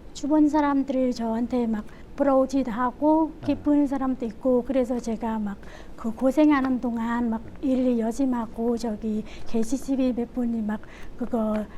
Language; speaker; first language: Korean; non-native, learner; Khmer